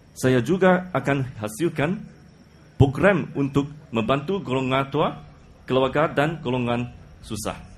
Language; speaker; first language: Malay; non-native, local second language; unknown